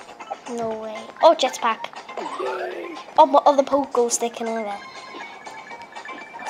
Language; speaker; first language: Welsh; native; Welsh